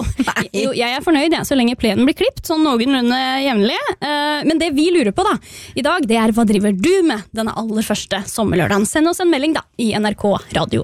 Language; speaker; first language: Norwegian; native; Norwegian